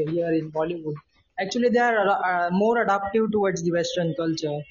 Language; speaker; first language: English; non-native, local second language; Hindi